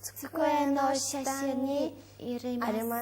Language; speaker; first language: Japanese; non-native, learner; Mongolian